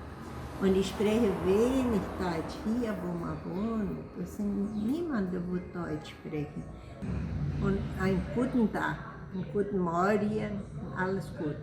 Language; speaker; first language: German; early bilingual, heritage; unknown